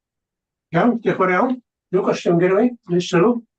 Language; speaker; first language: Welsh; native; Welsh